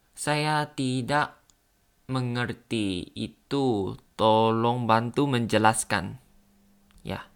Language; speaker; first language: Indonesian; non-native, learner; Thai